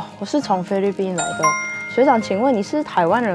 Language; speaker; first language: Chinese; non-native, fluent; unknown